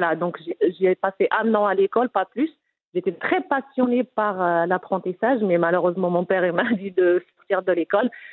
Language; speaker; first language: French; non-native, local second language; Arabic